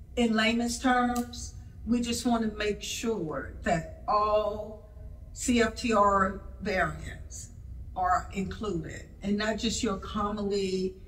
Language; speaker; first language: English; native; English